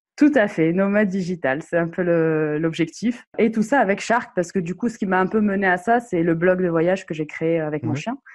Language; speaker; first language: French; non-native, local second language; Arabic